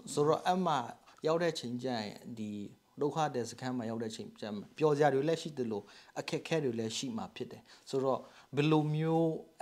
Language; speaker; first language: Burmese; non-native, local second language; S'gaw Karen